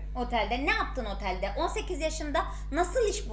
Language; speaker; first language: Turkish; native; Turkish